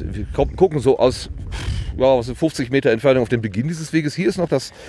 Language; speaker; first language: German; native; German